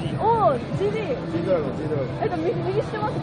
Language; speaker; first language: Japanese; native; Japanese